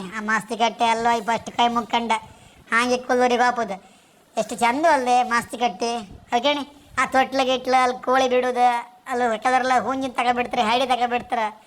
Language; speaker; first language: Kannada; native; Kannada